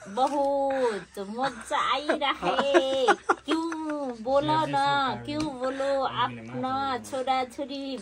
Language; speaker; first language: Hindi; non-native, learner; Nepali